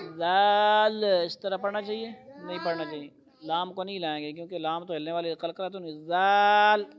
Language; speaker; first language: Urdu; non-native, local second language; Pashto